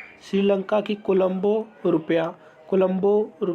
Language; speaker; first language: Hindi; native; Hindi